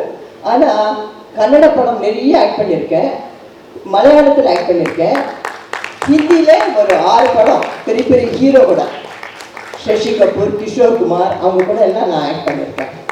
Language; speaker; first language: Tamil; non-native, local second language; Telugu